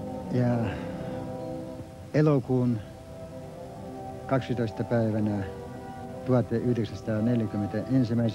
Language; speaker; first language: Finnish; early bilingual, heritage; Finnish